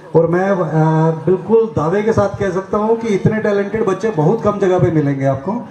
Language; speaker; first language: Hindi; non-native, local second language; Dogri